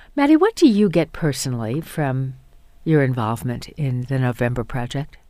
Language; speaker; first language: English; native; English